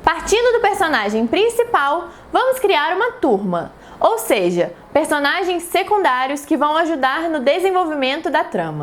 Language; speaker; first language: Portuguese; native; Portuguese